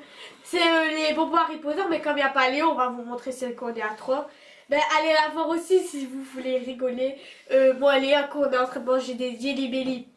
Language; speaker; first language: French; native; French